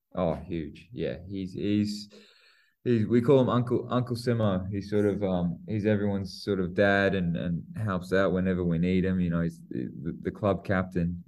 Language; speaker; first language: English; native; English